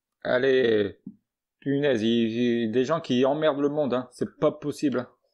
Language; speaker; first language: French; native; French